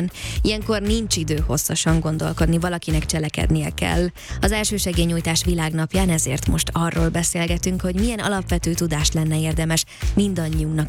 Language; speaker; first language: Hungarian; native; Hungarian